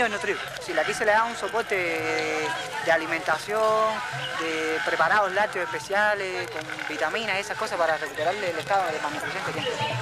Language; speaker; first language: Spanish; native; Spanish